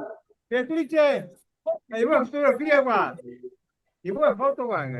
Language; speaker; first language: Italian; non-native, learner; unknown